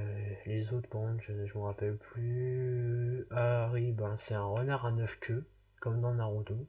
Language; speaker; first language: French; native; French